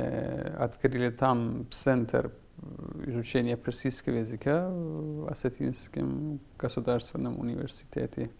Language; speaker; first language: Russian; non-native, fluent; Persian